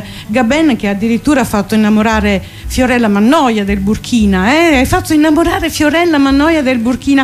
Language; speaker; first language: Italian; native; Italian